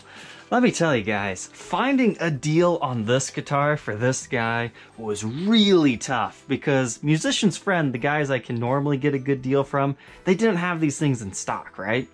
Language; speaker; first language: English; native; English